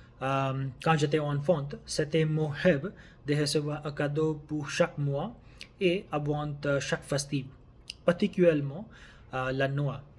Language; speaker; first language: French; non-native, learner; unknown